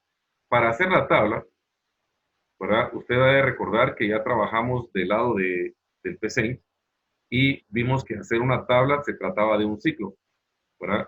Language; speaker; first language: Spanish; native; Spanish